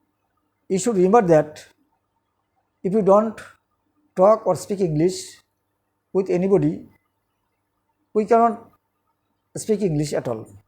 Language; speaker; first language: English; non-native, local second language; Bangla